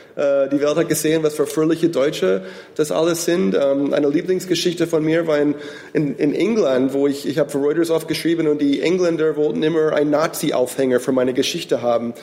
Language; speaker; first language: German; non-native, fluent; English